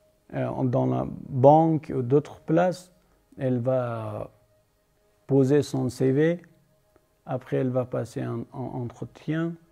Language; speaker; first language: French; non-native, learner; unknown